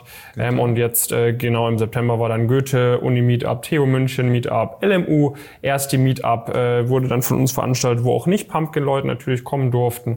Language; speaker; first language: German; native; German